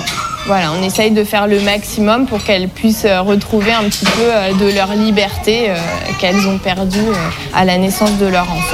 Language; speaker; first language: French; native; French